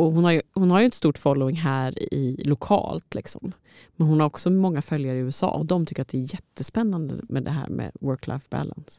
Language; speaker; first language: Swedish; native; Swedish